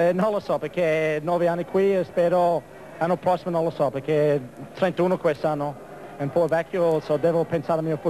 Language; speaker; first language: Italian; non-native, learner; English